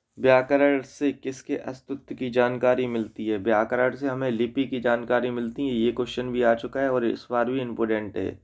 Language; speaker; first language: Hindi; native; Hindi